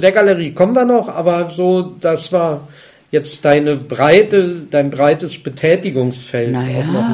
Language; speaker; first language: German; native; German